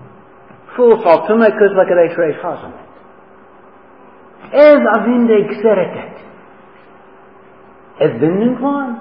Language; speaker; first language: Hungarian; non-native, fluent; English